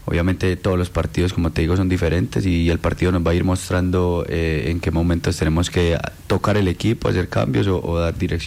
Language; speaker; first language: Spanish; native; Spanish